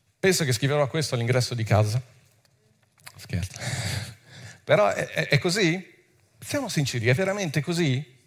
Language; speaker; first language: Italian; non-native, fluent; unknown